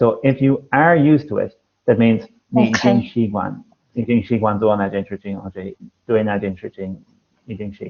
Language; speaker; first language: Chinese; non-native, fluent; English